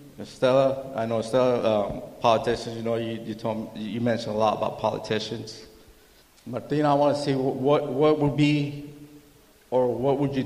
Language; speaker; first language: English; early bilingual, other home language; Spanish